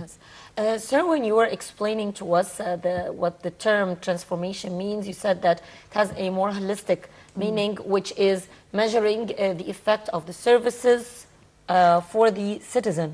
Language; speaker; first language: English; non-native, fluent; Arabic